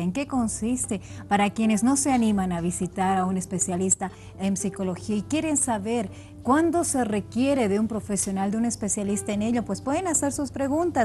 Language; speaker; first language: Spanish; native; Spanish